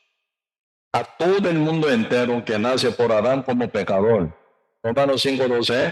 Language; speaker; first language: Spanish; non-native, learner; Korean